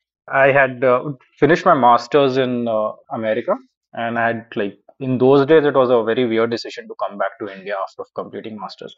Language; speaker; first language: English; non-native, local second language; Urdu